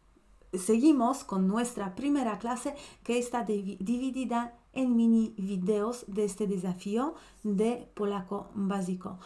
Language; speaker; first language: Spanish; non-native, fluent; Polish